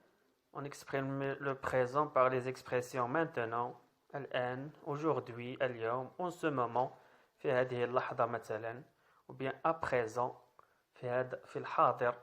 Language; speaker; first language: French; non-native, local second language; Arabic